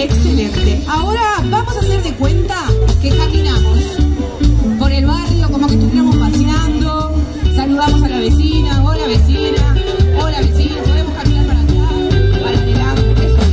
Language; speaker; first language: Spanish; native; Spanish